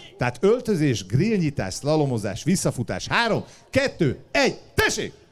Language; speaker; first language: Hungarian; native; Hungarian